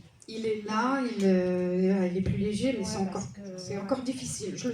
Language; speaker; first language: French; native; French